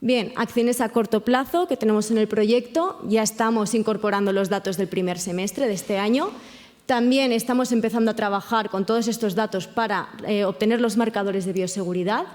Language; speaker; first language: Spanish; native; Spanish